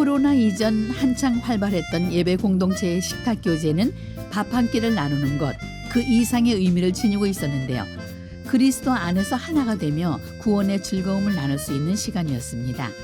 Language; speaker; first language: Korean; native; Korean